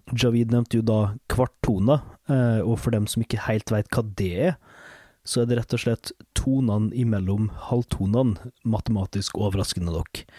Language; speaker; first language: Norwegian; native; Norwegian